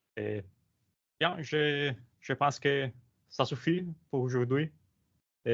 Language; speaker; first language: French; non-native, learner; Italian